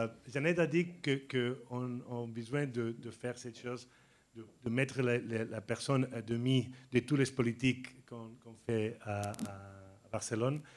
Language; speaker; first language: French; non-native, learner; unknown